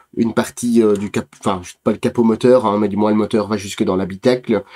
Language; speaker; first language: French; native; French